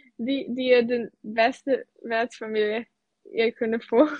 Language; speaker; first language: Danish; non-native, fluent; Serbian